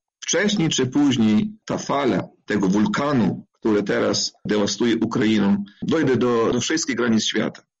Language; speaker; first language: Polish; non-native, fluent; Ukrainian